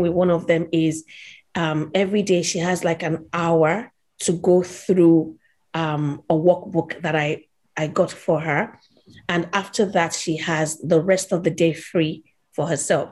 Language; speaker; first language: English; non-native, local second language; Yoruba